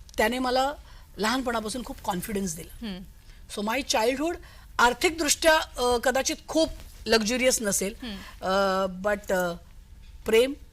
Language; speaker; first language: Marathi; native; Marathi